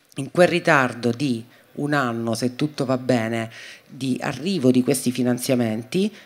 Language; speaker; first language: Italian; native; Italian